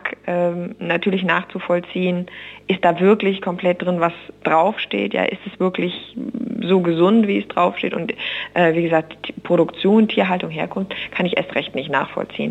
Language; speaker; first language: German; native; German